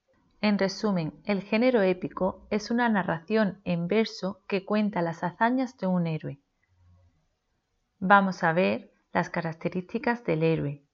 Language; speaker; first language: Spanish; native; Spanish